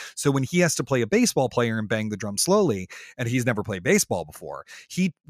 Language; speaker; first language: English; native; English